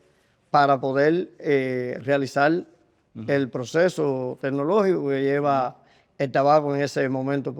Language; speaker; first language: Spanish; native; Spanish